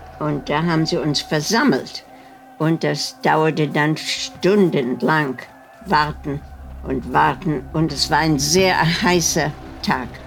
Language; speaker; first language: German; non-native, fluent; Dutch